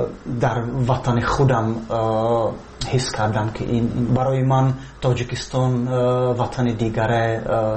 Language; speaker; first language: Persian; non-native, learner; Czech